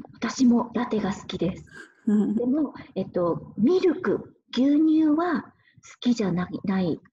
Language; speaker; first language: Japanese; native; Japanese